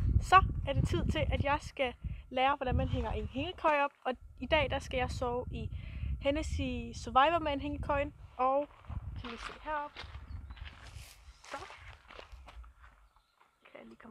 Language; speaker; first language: Danish; native; Danish